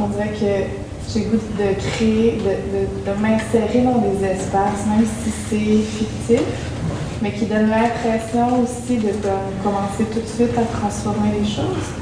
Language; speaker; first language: French; native; French